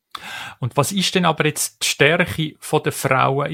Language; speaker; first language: German; native; German